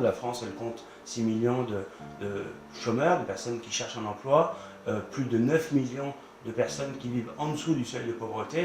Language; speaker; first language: French; native; French